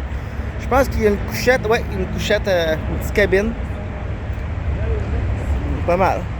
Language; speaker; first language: French; native; French